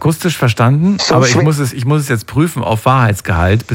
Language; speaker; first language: German; native; German